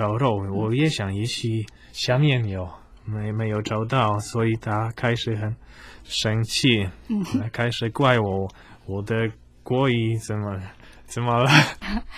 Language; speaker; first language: Chinese; non-native, fluent; Polish